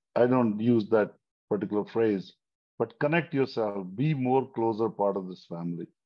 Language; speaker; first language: English; non-native, local second language; Hindi